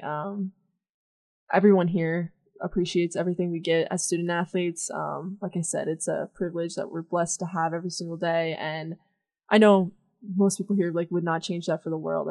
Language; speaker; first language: English; native; English